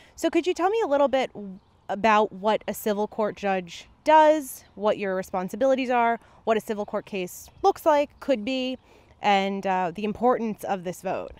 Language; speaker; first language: English; native; English